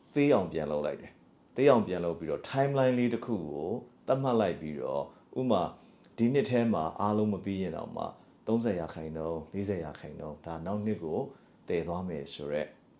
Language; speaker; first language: Burmese; native; Burmese